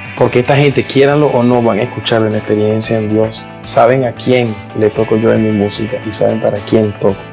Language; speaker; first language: Spanish; early bilingual, other home language; Haitian Creole